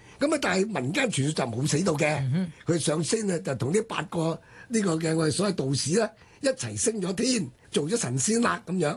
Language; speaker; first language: Cantonese; native; Cantonese